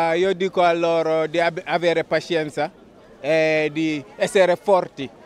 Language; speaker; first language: Italian; non-native, learner; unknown